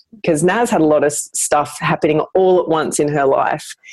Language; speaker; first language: English; native; English